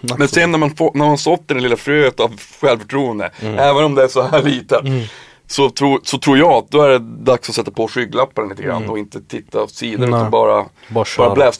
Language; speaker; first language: Swedish; native; Swedish